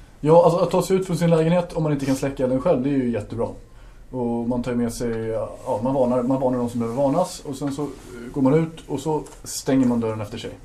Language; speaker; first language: Swedish; native; Swedish